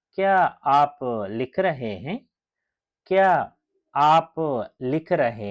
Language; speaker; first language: Hindi; non-native, local second language; Telugu